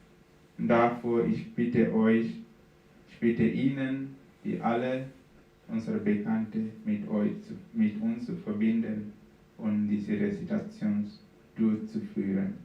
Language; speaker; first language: German; non-native, fluent; Sinhala